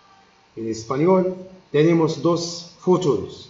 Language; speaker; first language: Spanish; non-native, learner; Arabic